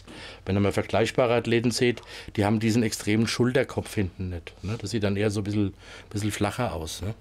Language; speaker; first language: German; native; German